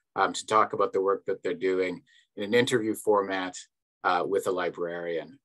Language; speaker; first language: English; native; English